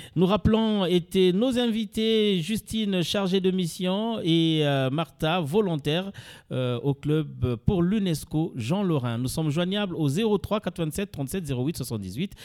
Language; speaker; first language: French; native; French